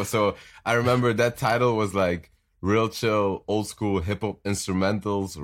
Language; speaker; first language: English; non-native, fluent; Dutch